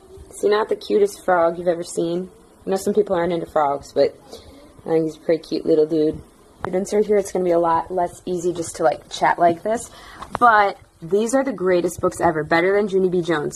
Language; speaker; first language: English; native; English